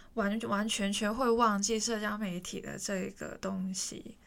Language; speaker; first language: Chinese; non-native, local second language; Cantonese